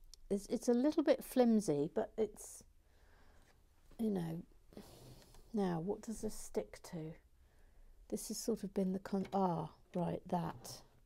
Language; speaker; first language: English; native; English